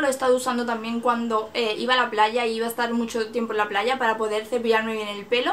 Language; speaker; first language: Spanish; native; Spanish